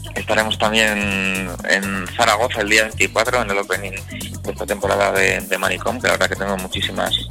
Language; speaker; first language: Spanish; native; Spanish